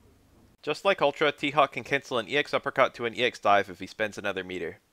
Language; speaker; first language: English; native; English